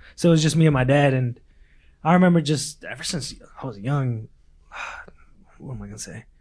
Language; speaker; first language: English; early bilingual, other home language; Spanish